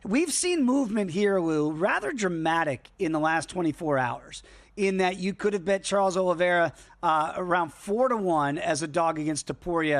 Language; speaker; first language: English; native; English